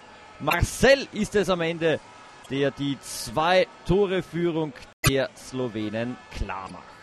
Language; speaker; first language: German; native; German